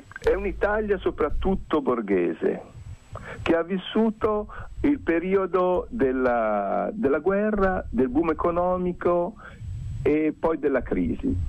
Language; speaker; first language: Italian; native; Italian